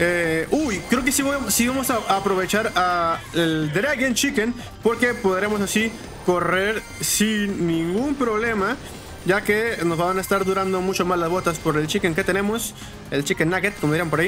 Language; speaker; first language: Spanish; native; Spanish